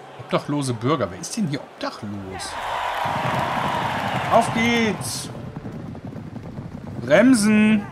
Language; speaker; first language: German; native; German